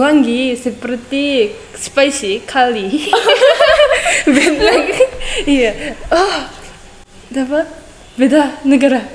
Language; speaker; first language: Indonesian; non-native, learner; Japanese